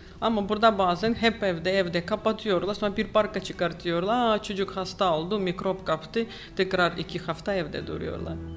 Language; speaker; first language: Turkish; non-native, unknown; Ukrainian